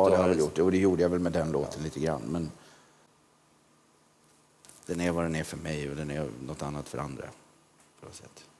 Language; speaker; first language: Swedish; native; Swedish